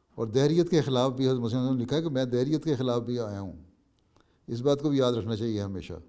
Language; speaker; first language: Urdu; native; Urdu